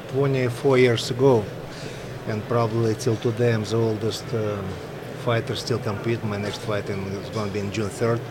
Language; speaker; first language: English; non-native, fluent; Russian